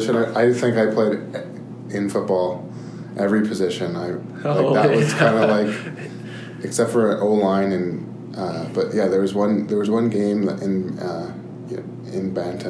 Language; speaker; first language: English; native; English